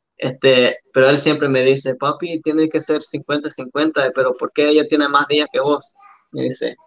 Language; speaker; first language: Spanish; early bilingual, other home language; English